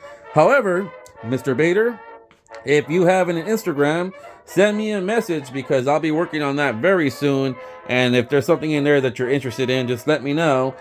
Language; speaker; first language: English; native; English